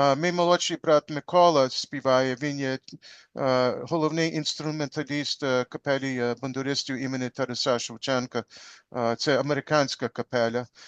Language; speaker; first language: Ukrainian; early bilingual, heritage; Ukrainian